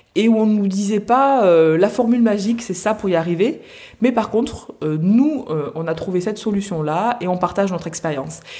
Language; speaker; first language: French; native; French